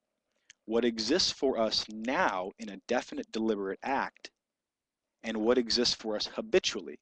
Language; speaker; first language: English; native; English